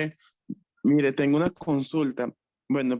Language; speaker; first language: Spanish; native; Spanish